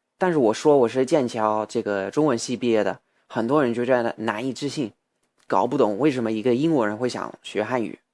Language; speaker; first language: Chinese; non-native, fluent; English